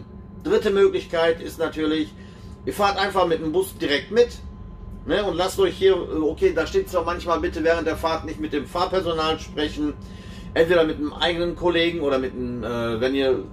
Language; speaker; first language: German; native; German